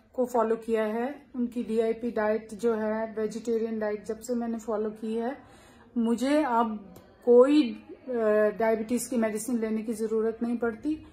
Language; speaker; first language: Hindi; native; Hindi